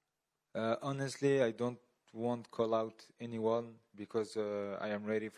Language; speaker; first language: English; non-native, learner; French